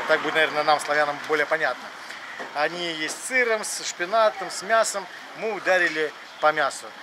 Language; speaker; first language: Russian; native; Russian